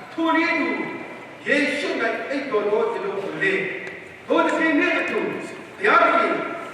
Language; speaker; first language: Burmese; non-native, local second language; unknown